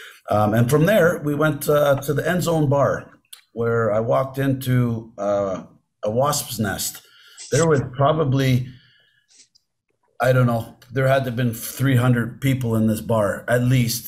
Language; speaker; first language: English; native; English